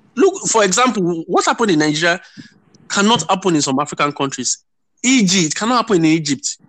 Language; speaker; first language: English; non-native, local second language; Yoruba